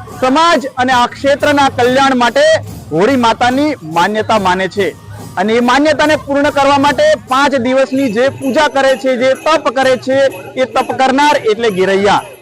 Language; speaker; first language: Gujarati; native; Gujarati